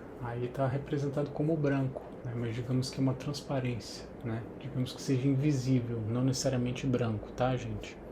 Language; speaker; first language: Portuguese; native; Portuguese